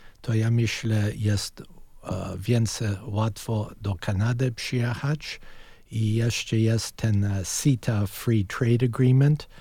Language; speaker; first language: Polish; early bilingual, heritage; Polish